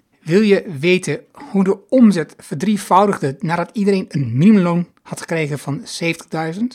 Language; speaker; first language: Dutch; native; Dutch